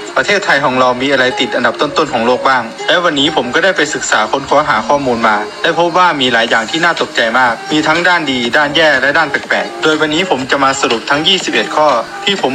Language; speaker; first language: Thai; native; Thai